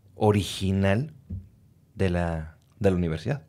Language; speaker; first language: Spanish; native; Spanish